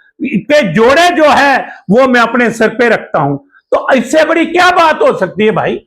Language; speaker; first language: Hindi; non-native, local second language; Punjabi